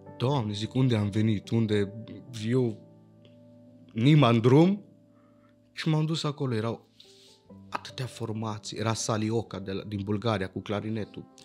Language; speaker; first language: Romanian; early bilingual, heritage; Romanian